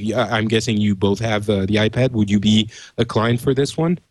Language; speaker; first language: English; non-native, fluent; French